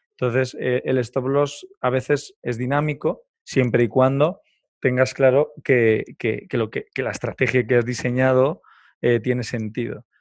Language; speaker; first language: Spanish; native; Spanish